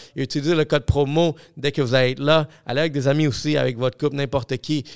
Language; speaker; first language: French; non-native, fluent; English